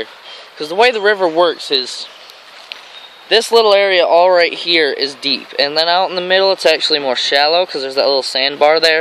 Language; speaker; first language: English; native; English